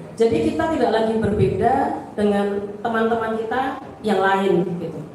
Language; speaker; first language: Indonesian; native; Indonesian